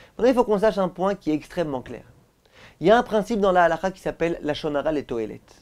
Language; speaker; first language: French; native; French